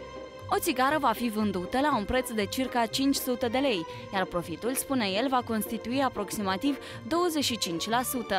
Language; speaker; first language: Romanian; native; Romanian